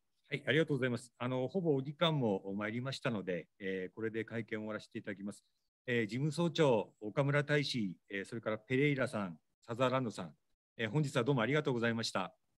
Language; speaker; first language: Japanese; native; Japanese